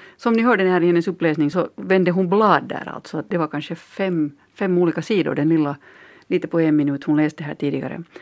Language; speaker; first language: Swedish; native; Swedish